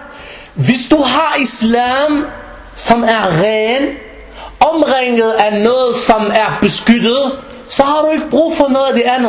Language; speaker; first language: Danish; non-native, fluent; Arabic